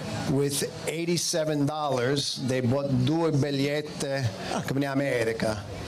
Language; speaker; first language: English; native; English